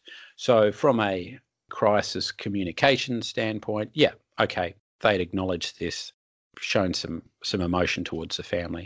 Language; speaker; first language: English; native; English